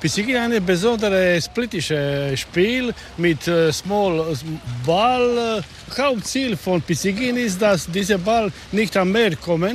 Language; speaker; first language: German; non-native, learner; Croatian